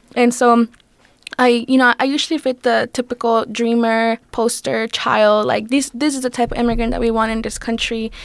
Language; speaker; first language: English; early bilingual, other home language; Spanish